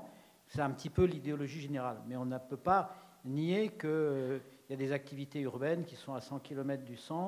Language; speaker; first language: French; native; French